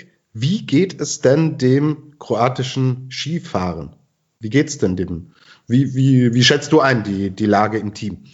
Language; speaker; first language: German; native; German